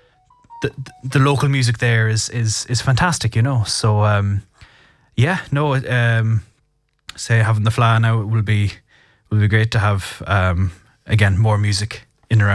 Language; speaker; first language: English; native; English